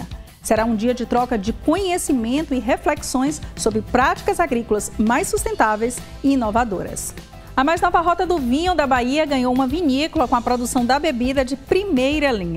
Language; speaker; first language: Portuguese; native; Portuguese